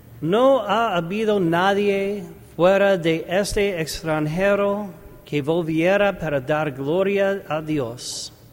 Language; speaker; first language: Spanish; non-native, learner; English